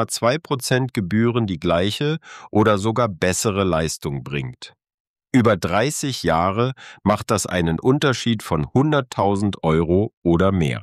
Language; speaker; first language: German; native; German